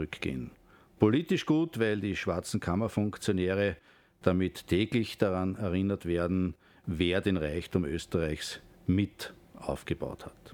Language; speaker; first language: German; native; German